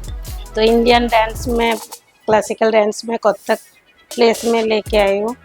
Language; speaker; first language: Hindi; non-native, local second language; Bangla